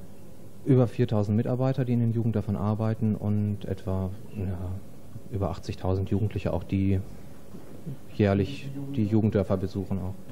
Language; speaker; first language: German; native; German